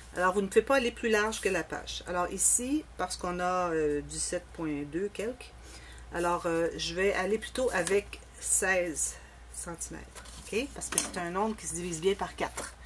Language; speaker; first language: French; native; French